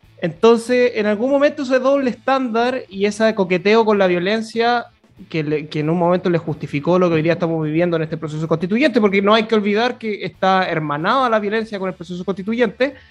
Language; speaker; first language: Spanish; native; Spanish